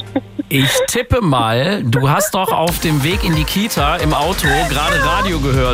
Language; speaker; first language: German; native; German